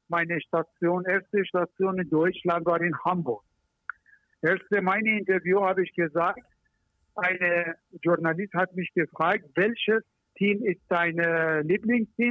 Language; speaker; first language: German; non-native, learner; Persian